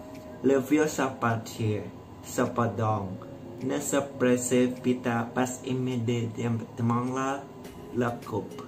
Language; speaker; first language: French; non-native, learner; Indonesian